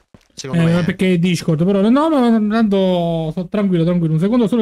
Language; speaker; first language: Italian; native; Italian